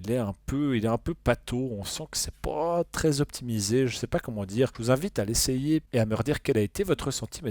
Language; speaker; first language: French; native; French